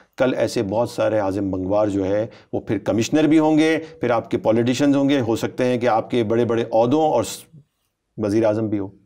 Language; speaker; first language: Urdu; native; Urdu